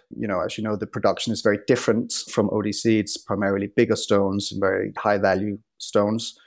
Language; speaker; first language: English; non-native, fluent; Danish